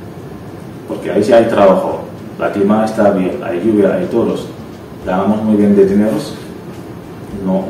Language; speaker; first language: Spanish; non-native, learner; Wolof